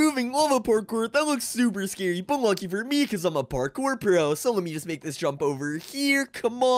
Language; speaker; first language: English; native; English